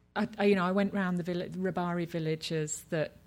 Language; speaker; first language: English; native; English